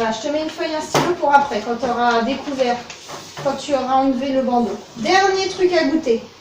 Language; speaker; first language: French; native; French